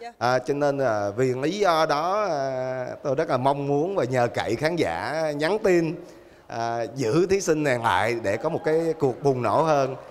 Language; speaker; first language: Vietnamese; native; Vietnamese